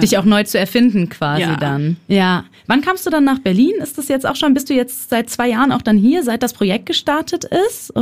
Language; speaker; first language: German; native; German